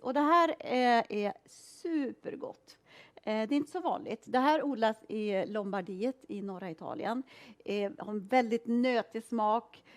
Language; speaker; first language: Swedish; native; Swedish